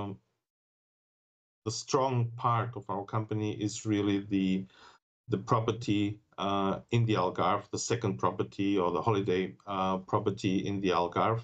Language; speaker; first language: English; non-native, fluent; German